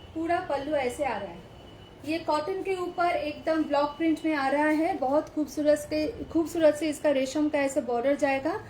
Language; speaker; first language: Hindi; non-native, local second language; Bangla